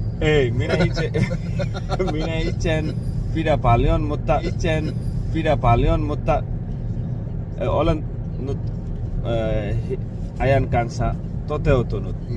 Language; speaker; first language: Finnish; non-native, learner; Bangla